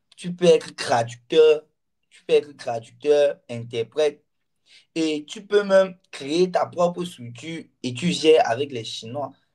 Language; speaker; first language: French; non-native, local second language; Ghomala